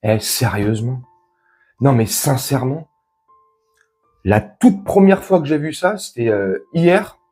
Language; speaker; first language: French; native; French